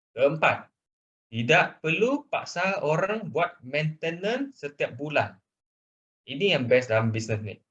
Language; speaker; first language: Malay; non-native, local second language; Chinese